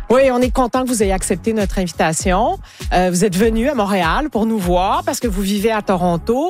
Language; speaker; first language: French; native; French